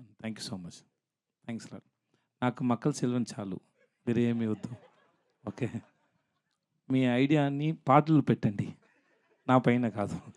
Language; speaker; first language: Telugu; non-native, learner; Tamil